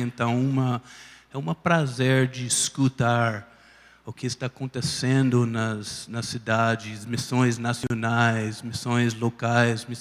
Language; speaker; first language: Portuguese; non-native, fluent; English